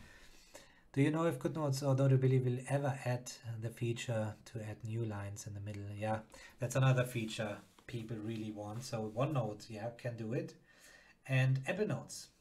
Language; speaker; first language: English; non-native, fluent; German